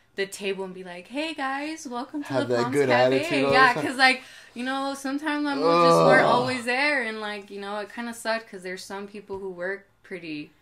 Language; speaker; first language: English; native; English